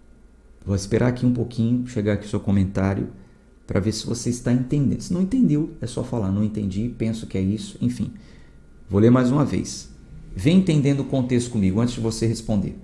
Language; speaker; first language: Portuguese; native; Portuguese